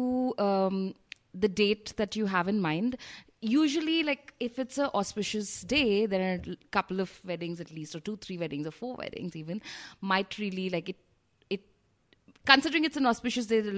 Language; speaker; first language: English; non-native, local second language; Telugu